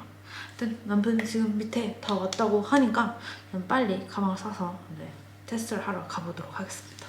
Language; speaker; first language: Korean; native; Korean